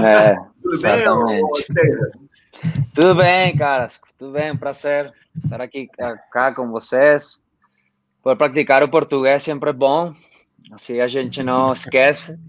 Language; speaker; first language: Portuguese; non-native, fluent; Spanish